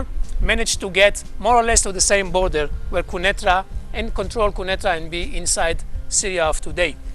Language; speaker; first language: English; non-native, fluent; Hebrew